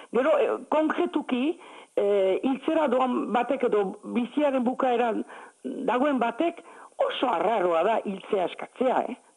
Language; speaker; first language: Basque; native; Basque